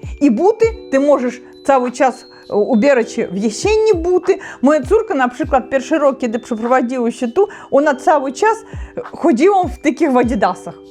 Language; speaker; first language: Polish; non-native, learner; Russian